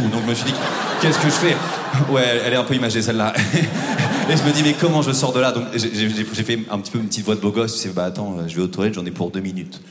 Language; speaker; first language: French; native; French